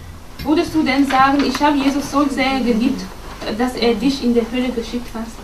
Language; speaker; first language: German; non-native, fluent; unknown